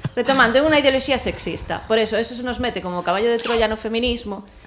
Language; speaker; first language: Spanish; native; Spanish